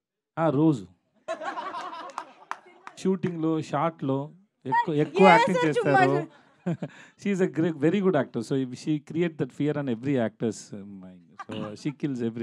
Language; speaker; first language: Telugu; non-native, learner; Tamil